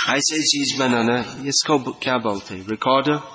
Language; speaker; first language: Hindi; non-native, fluent; English